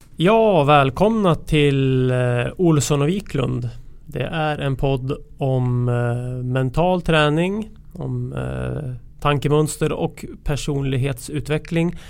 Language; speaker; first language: Swedish; native; Swedish